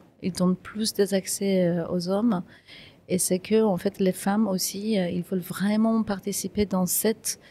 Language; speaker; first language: French; non-native, fluent; Kurdish